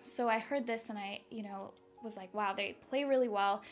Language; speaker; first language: English; native; English